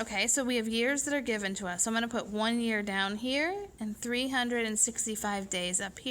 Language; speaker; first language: English; native; English